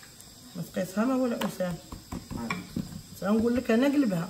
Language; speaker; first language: Arabic; native; Arabic